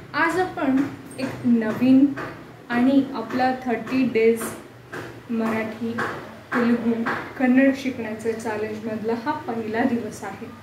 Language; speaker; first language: Marathi; non-native, local second language; Kannada